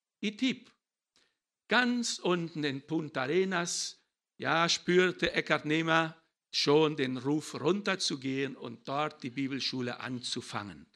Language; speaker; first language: German; early bilingual, heritage; German